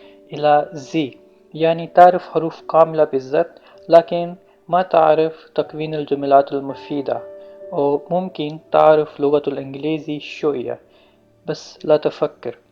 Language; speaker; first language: Arabic; non-native, learner; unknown